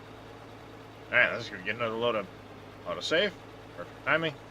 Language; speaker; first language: English; native; English